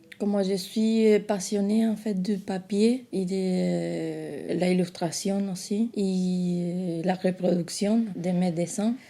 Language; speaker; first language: French; non-native, fluent; Spanish